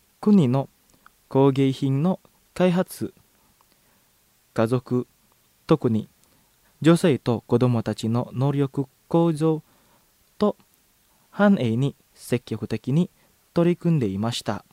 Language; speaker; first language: Japanese; non-native, fluent; Indonesian